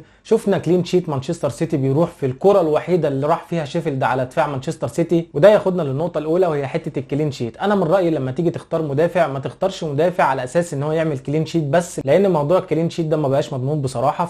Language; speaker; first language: Arabic; native; Arabic